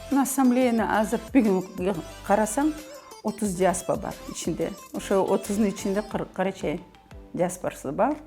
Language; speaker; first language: Kyrgyz; non-native, local second language; Karachay-Balkar